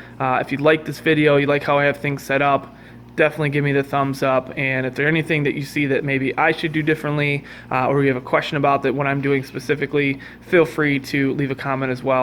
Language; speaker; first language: English; native; English